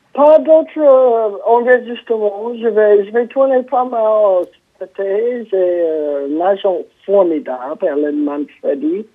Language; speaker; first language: French; non-native, fluent; English